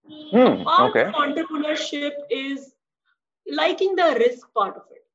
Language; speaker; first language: English; non-native, local second language; Hindi